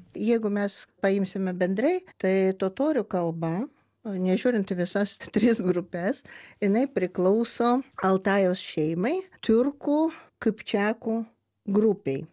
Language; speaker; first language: Lithuanian; non-native, local second language; Russian